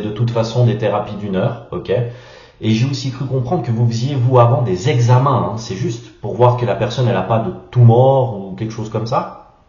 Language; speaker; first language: French; native; French